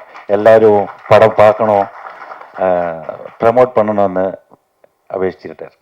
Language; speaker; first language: Tamil; non-native, learner; Malayalam